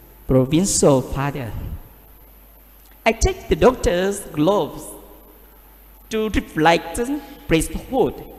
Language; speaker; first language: English; non-native, learner; Vietnamese